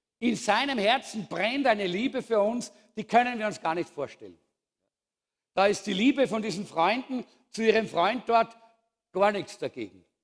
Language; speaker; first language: German; native; German